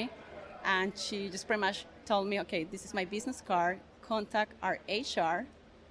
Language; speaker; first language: English; non-native, fluent; Spanish